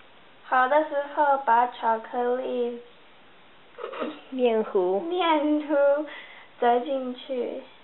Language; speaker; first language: Chinese; early bilingual, heritage; Chinese